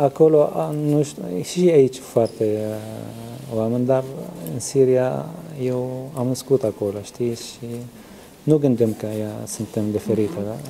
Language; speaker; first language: Romanian; non-native, learner; Arabic